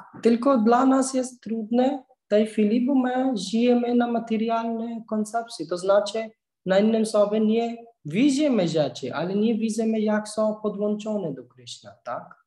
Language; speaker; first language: Polish; non-native, learner; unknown